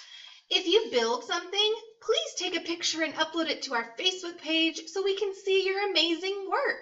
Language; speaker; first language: English; native; English